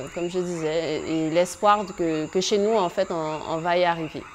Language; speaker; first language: French; native; French